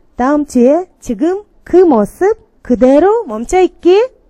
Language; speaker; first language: Korean; non-native, fluent; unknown